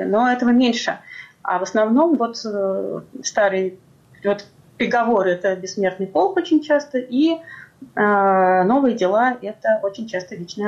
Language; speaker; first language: Russian; native; Russian